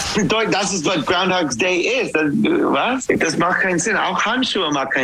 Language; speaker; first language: German; non-native, learner; English